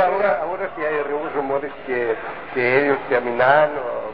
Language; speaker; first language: Spanish; non-native, learner; German